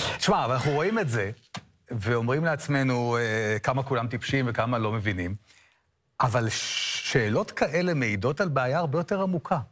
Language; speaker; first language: Hebrew; native; Hebrew